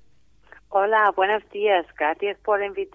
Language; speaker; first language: Spanish; non-native, fluent; English